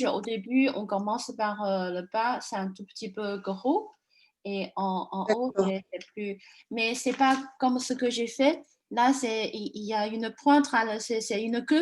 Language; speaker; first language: French; non-native, fluent; Chinese